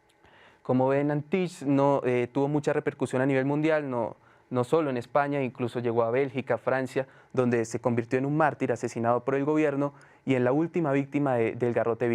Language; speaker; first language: Spanish; native; Spanish